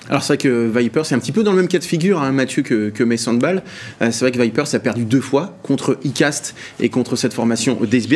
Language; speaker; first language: French; native; French